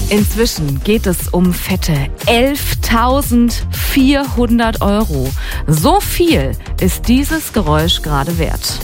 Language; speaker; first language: German; native; German